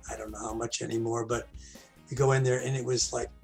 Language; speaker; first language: English; native; English